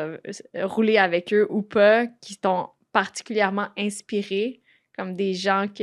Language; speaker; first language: French; native; French